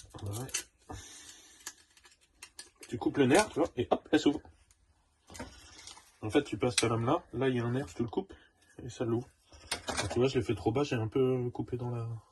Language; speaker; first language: French; native; French